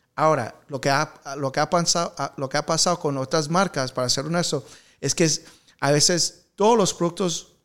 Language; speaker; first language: Spanish; early bilingual, heritage; Spanish